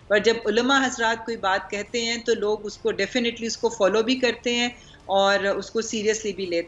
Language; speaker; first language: Urdu; native; Urdu